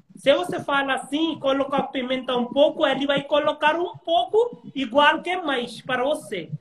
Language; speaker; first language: Portuguese; non-native, learner; Hindi